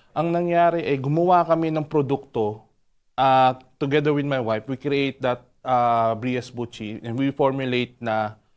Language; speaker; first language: Filipino; native; Filipino